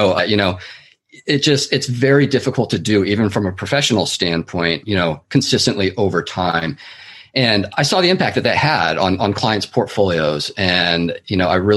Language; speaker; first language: English; native; English